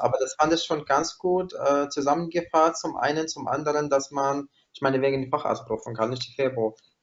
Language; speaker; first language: German; non-native, fluent; Arabic